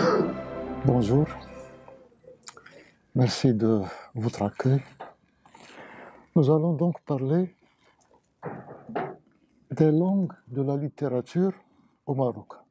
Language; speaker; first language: French; non-native, local second language; Arabic